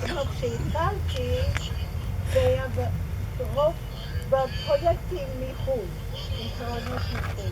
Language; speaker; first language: Hebrew; non-native, fluent; English